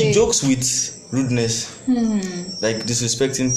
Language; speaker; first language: English; non-native, local second language; Yoruba